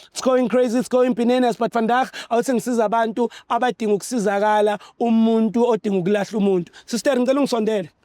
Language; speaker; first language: Zulu; native; Zulu